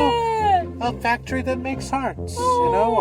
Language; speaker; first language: English; native; English